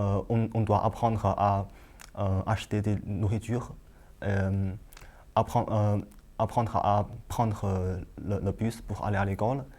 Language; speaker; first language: French; non-native, learner; Chinese